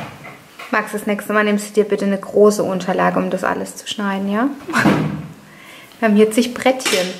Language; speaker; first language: German; native; German